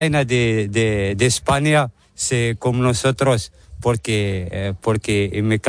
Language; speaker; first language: Spanish; non-native, learner; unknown